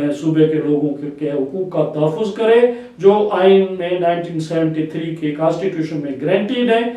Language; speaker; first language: Urdu; non-native, local second language; Sindhi